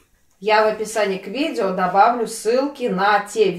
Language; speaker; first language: Russian; native; Russian